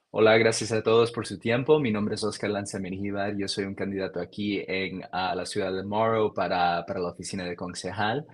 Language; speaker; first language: Spanish; early bilingual, heritage; Spanish